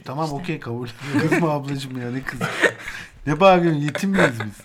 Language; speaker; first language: Turkish; native; Turkish